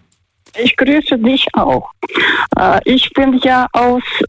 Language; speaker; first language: German; non-native, fluent; Russian